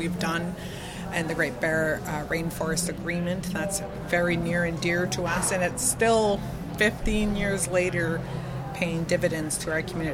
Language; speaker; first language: English; native; English